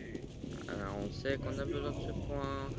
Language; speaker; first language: French; native; French